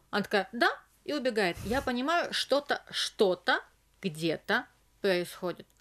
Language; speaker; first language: Russian; native; Russian